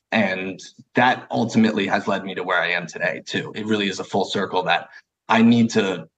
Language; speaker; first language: English; native; English